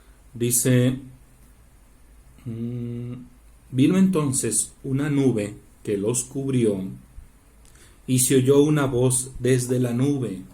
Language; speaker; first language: Spanish; native; Spanish